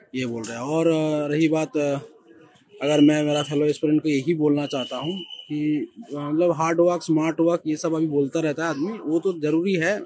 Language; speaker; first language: Hindi; non-native, local second language; Bangla